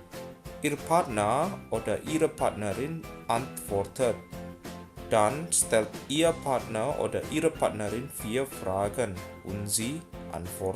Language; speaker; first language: German; non-native, fluent; Indonesian